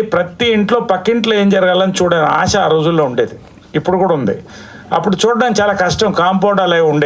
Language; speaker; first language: Telugu; native; Telugu